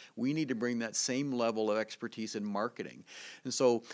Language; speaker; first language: English; native; English